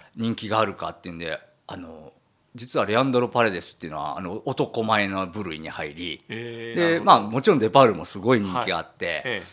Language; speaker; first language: Japanese; native; Japanese